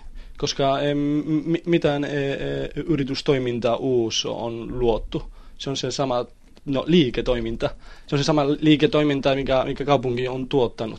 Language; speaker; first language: Finnish; non-native, learner; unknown